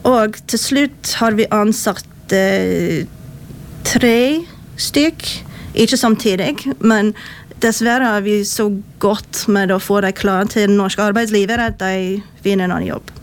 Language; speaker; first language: Norwegian; non-native, fluent; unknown